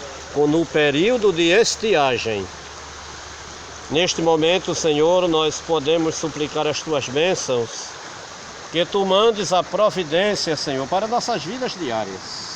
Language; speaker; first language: Portuguese; native; Portuguese